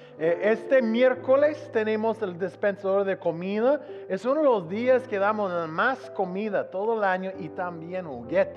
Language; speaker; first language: Spanish; non-native, fluent; English